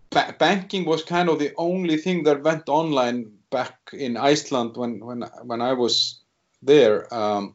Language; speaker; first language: English; non-native, fluent; Icelandic